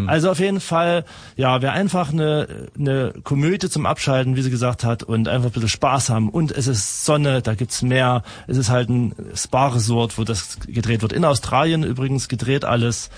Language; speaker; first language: German; native; German